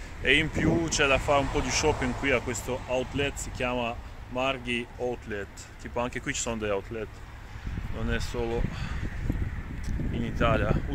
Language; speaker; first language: Italian; non-native, fluent; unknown